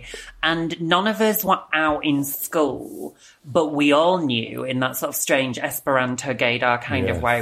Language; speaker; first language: English; native; English